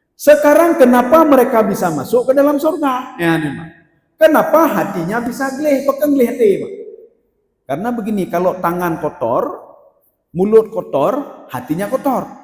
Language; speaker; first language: Malay; non-native, local second language; Achinese